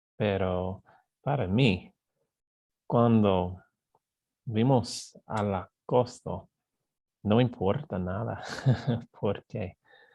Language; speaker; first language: Spanish; non-native, fluent; English